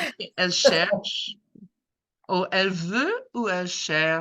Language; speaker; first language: French; non-native, fluent; English